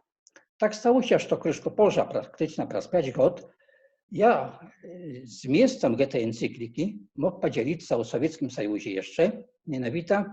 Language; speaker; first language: Polish; non-native, learner; Belarusian